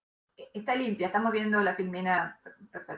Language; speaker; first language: Spanish; native; Spanish